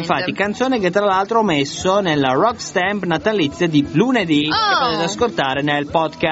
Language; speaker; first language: Italian; native; Italian